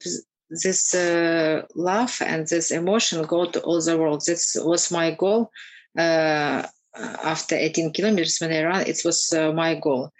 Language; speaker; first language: English; non-native, learner; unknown